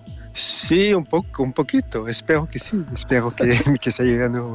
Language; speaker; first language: Spanish; non-native, learner; French